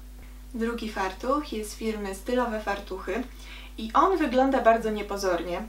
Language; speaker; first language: Polish; native; Polish